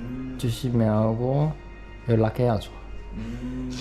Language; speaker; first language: Korean; non-native, learner; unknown